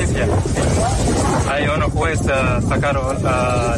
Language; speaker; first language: Spanish; non-native, learner; Arabic